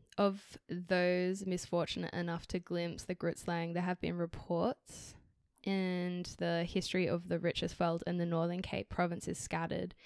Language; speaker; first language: English; native; English